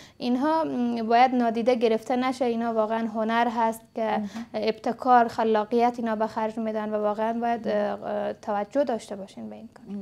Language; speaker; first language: Persian; native; Persian